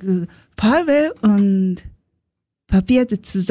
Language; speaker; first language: German; non-native, learner; Japanese